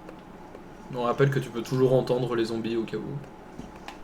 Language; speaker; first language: French; native; French